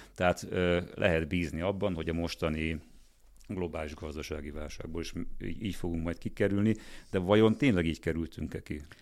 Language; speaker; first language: Hungarian; native; Hungarian